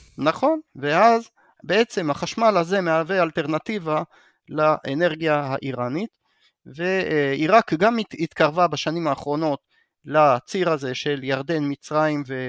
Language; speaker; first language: Hebrew; native; Hebrew